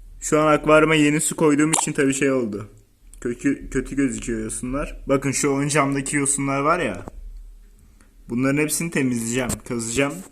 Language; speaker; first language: Turkish; native; Turkish